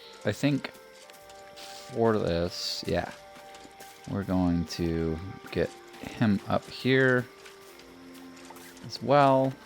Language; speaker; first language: English; native; English